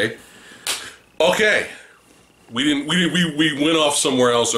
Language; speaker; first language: English; native; English